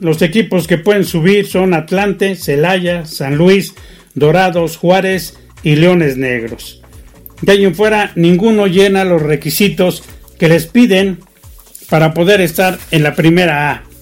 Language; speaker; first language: Spanish; native; Spanish